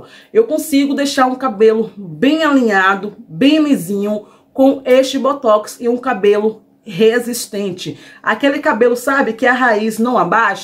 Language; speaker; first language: Portuguese; native; Portuguese